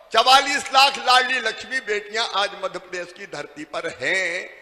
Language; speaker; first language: Hindi; native; Hindi